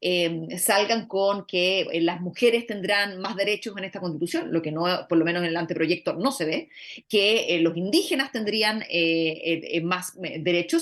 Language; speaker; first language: Spanish; native; Spanish